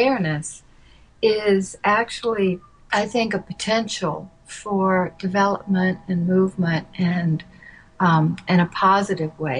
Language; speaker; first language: English; native; English